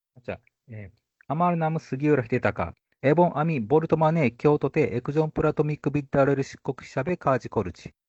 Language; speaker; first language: Bangla; non-native, fluent; Japanese